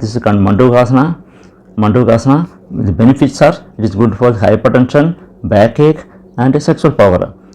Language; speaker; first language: English; non-native, local second language; Malayalam